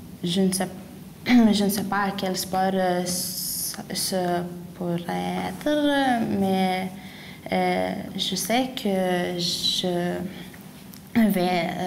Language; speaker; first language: French; non-native, learner; Lithuanian